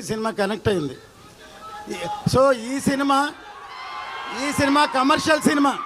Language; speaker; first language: Telugu; native; Telugu